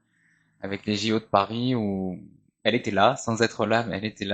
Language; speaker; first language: French; native; French